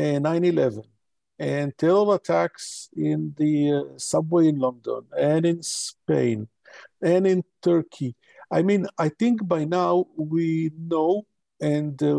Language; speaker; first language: English; non-native, local second language; Hebrew